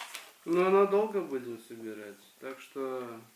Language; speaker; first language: Russian; native; Russian